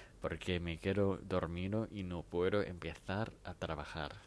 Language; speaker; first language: Spanish; non-native, fluent; Thai